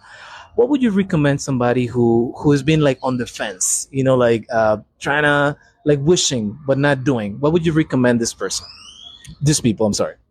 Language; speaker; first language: English; non-native, fluent; Spanish